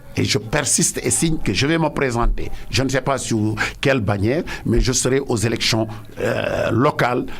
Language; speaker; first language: French; non-native, local second language; Wolof